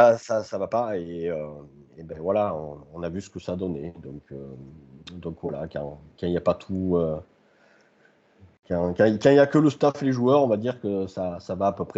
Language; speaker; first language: French; native; French